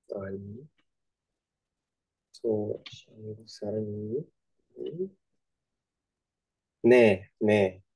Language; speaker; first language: Korean; non-native, learner; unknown